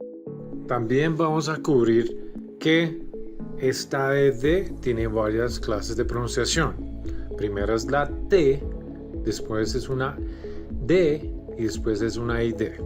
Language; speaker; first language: Spanish; non-native, fluent; English